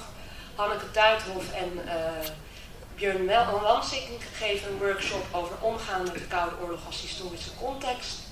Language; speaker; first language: Dutch; native; Dutch